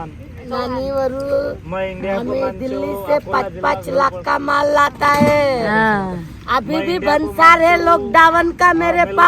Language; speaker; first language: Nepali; non-native, learner; Hindi